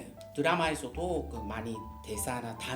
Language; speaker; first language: Korean; non-native, learner; Japanese